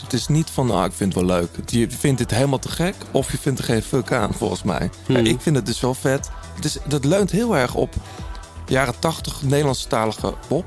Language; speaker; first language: Dutch; native; Dutch